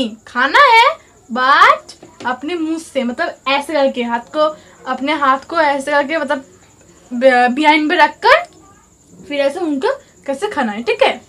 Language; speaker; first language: Hindi; non-native, local second language; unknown